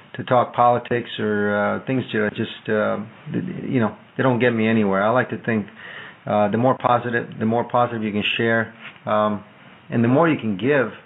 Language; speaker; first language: English; non-native, fluent; Italian